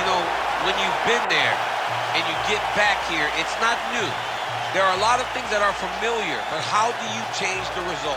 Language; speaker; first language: English; native; English